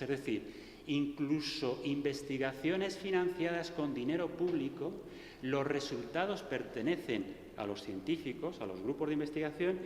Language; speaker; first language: Spanish; native; Spanish